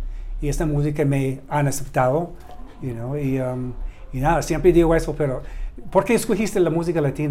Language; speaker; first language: Spanish; non-native, learner; English